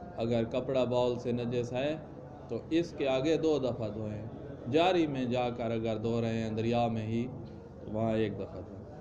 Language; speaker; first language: Urdu; non-native, local second language; Punjabi